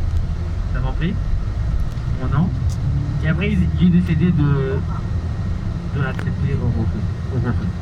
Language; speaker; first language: French; non-native, learner; Arabic